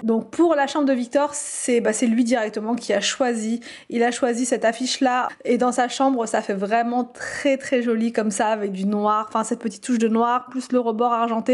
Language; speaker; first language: French; native; French